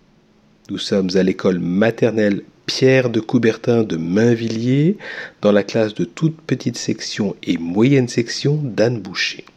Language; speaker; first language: French; native; French